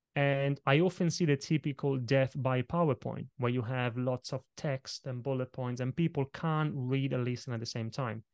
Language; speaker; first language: English; non-native, fluent; Italian